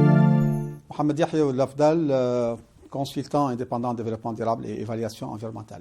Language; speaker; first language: French; non-native, local second language; Arabic